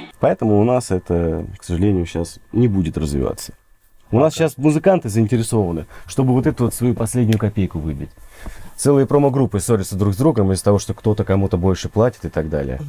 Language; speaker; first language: Russian; native; Russian